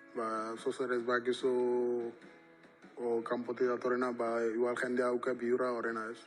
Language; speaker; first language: Basque; native; Basque